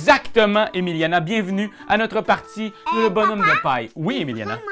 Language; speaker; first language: French; native; French